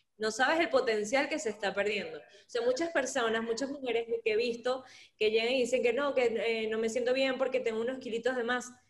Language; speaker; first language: Spanish; native; Spanish